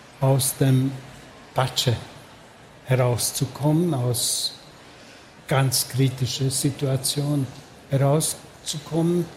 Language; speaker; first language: German; non-native, fluent; Hungarian